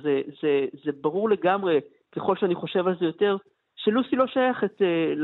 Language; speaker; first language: Hebrew; native; Hebrew